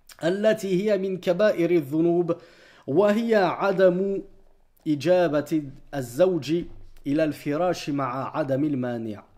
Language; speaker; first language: Arabic; non-native, fluent; French